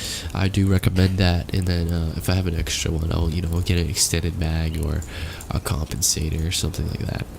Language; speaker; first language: English; native; English